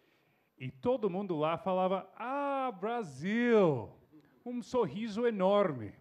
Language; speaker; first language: Portuguese; non-native, fluent; English